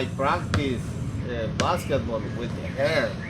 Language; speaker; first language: English; non-native, learner; Spanish